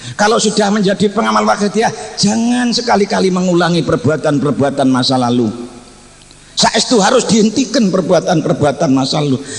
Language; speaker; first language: Indonesian; non-native, local second language; Javanese